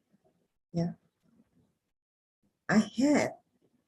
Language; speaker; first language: English; non-native, learner; Indonesian